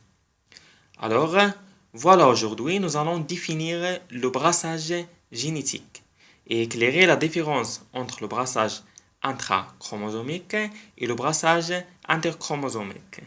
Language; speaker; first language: French; non-native, local second language; Arabic